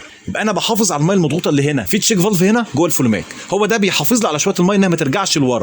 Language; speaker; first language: Arabic; native; Arabic